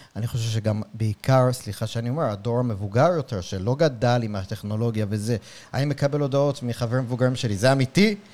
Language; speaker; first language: Hebrew; native; Hebrew